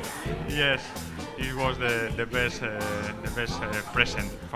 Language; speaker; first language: English; non-native, learner; Spanish